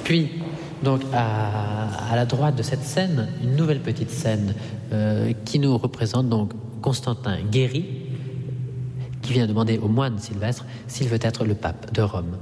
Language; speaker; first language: French; non-native, fluent; Italian